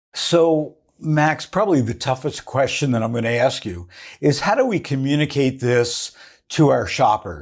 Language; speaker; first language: English; native; English